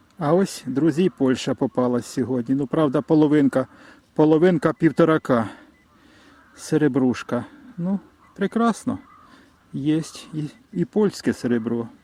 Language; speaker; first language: Ukrainian; non-native, local second language; Russian